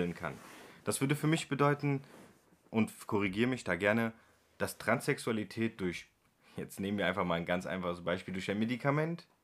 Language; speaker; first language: German; early bilingual, other home language; Turkish